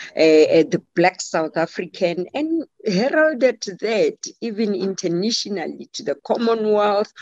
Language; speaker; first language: English; non-native, local second language; Tswana